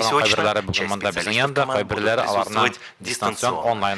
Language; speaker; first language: Russian; native; Russian